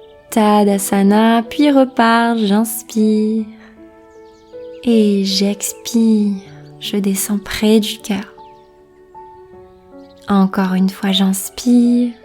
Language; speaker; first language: French; native; French